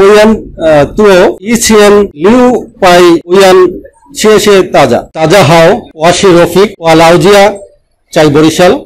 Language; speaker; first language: Chinese; non-native, learner; Bangla